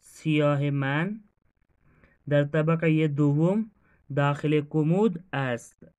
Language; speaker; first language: Persian; non-native, fluent; Urdu